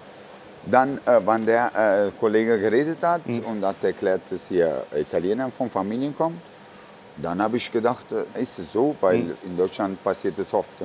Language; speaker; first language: German; non-native, fluent; Italian